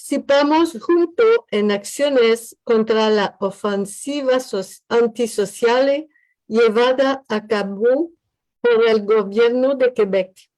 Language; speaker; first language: Spanish; non-native, learner; French